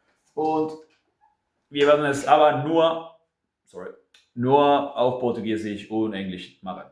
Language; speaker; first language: German; non-native, fluent; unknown